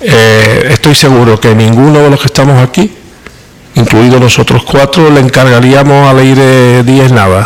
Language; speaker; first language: Spanish; native; Spanish